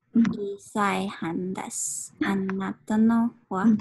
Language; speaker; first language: Japanese; non-native, learner; English